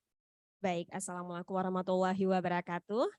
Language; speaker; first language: Indonesian; native; Indonesian